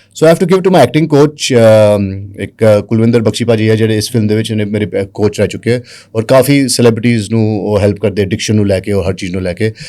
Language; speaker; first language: Punjabi; early bilingual, heritage; Punjabi